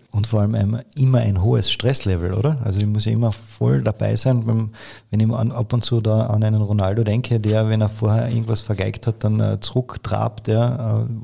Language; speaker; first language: German; native; German